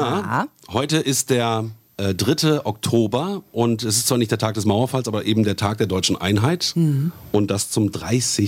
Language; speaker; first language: German; native; German